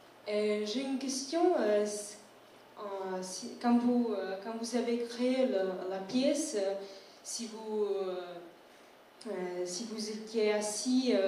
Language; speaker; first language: French; non-native, fluent; Czech